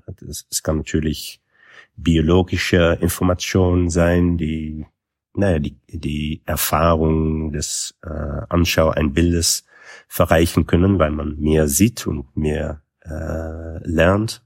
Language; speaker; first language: German; non-native, fluent; Dutch